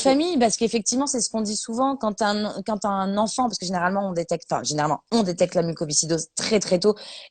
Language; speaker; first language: French; native; French